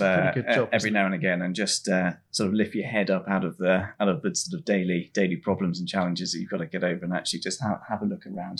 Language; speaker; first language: English; native; English